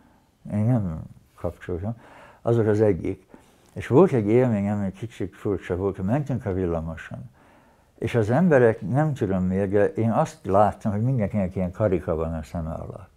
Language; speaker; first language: Hungarian; early bilingual, heritage; Hungarian